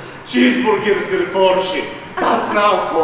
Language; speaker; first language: Latvian; non-native, learner; Russian